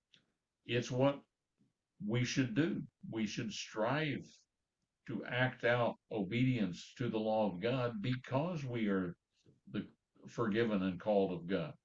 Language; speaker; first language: English; native; English